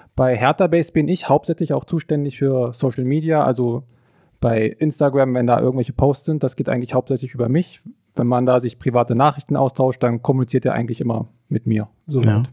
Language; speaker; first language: German; native; German